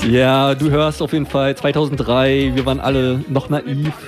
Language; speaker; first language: German; native; German